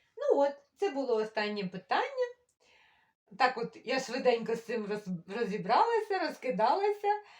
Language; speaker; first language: Ukrainian; non-native, local second language; Russian